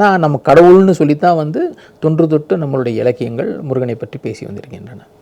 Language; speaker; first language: Tamil; native; Tamil